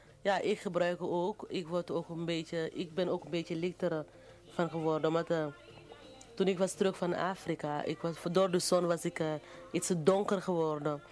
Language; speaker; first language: Dutch; non-native, fluent; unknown